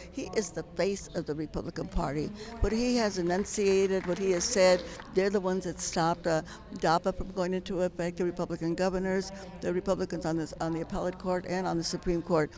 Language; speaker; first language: English; early bilingual, other home language; Spanish